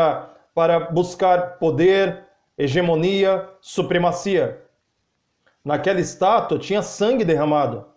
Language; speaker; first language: Portuguese; native; Portuguese